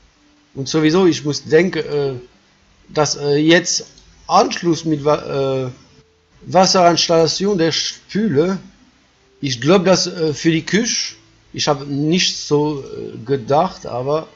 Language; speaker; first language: German; non-native, fluent; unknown